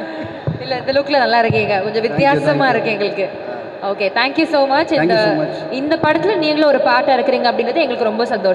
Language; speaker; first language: Tamil; native; Tamil